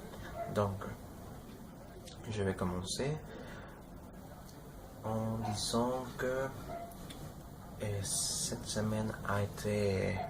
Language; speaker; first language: French; non-native, learner; Spanish